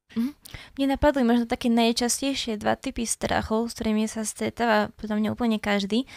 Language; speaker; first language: Slovak; native; Slovak